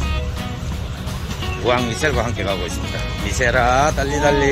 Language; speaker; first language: Korean; native; Korean